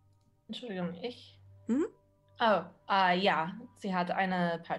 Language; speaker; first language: German; non-native, learner; English